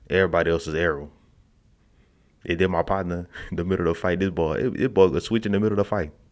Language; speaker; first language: English; native; English